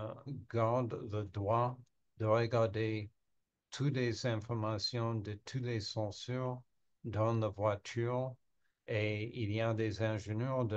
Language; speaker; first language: French; non-native, learner; English